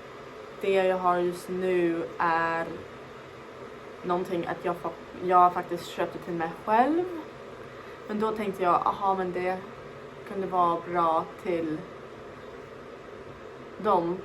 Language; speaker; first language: Swedish; non-native, fluent; English